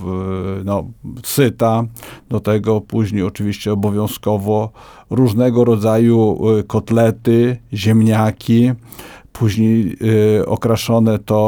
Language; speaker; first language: Polish; native; Polish